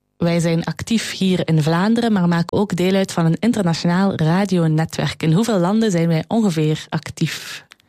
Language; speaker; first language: Dutch; native; Dutch